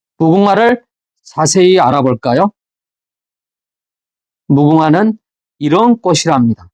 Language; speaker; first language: Korean; native; Korean